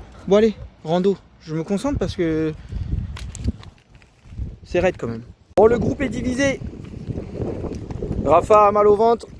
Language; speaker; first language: French; native; French